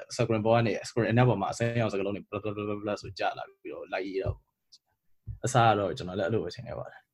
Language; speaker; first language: Burmese; native; Burmese